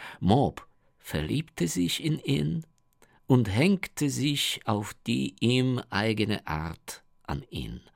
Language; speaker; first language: German; non-native, fluent; Ukrainian